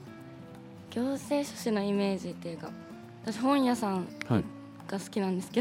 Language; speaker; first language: Japanese; native; Japanese